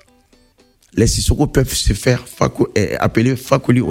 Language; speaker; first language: French; non-native, local second language; Mandingo